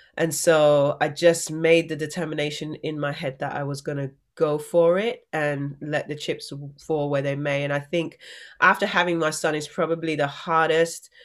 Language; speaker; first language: English; native; English